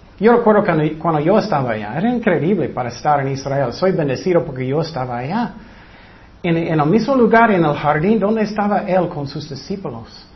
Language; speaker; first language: Spanish; non-native, fluent; English